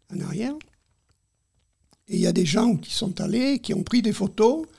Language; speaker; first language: French; native; French